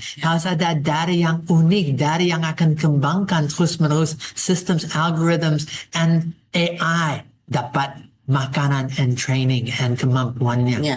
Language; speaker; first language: Indonesian; non-native, fluent; English